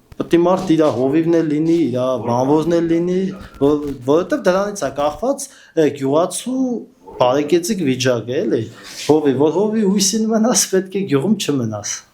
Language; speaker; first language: Armenian; non-native, local second language; Kurdish